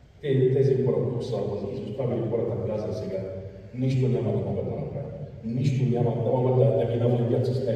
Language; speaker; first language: Bulgarian; non-native, fluent; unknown